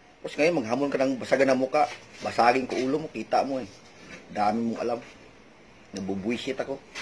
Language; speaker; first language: Filipino; native; Filipino